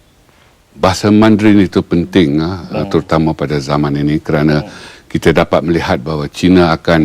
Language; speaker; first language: Malay; native; Malay